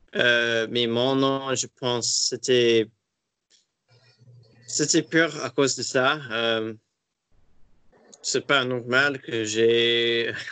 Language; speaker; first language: French; non-native, learner; English